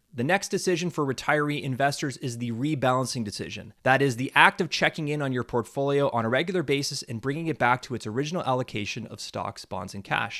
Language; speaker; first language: English; native; English